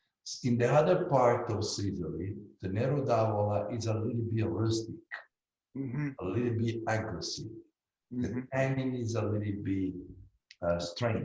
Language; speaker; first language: English; non-native, learner; Italian